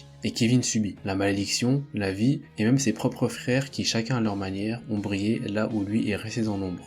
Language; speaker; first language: French; native; French